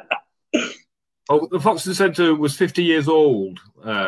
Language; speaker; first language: English; native; English